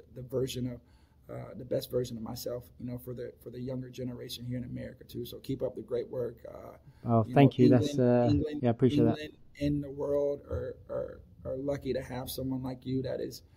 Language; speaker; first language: English; native; English